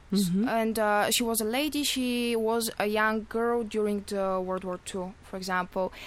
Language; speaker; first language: English; non-native, fluent; Bulgarian